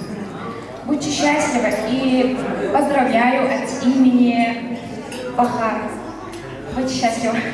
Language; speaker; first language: Russian; native; Russian